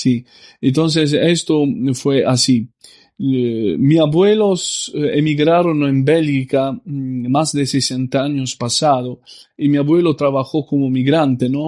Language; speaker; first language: Spanish; non-native, fluent; Italian